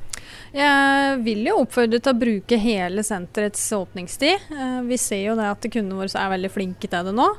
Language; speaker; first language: Norwegian; native; Norwegian